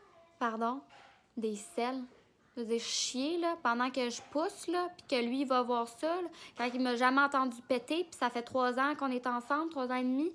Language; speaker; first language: French; native; French